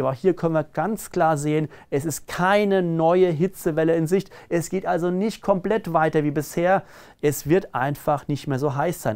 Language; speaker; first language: German; native; German